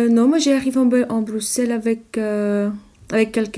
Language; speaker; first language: French; non-native, learner; Polish